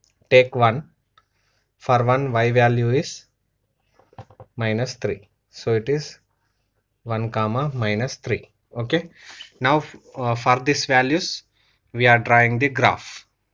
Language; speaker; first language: English; non-native, local second language; Telugu